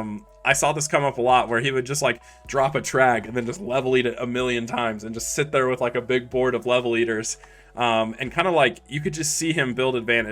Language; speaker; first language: English; native; English